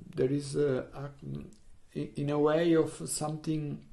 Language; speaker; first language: English; non-native, learner; Italian